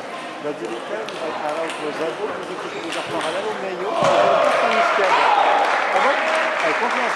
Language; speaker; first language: Portuguese; non-native, fluent; French